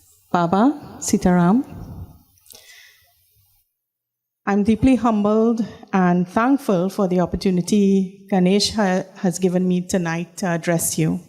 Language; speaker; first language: English; native; English